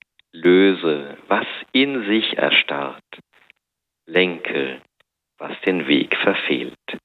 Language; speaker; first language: German; native; German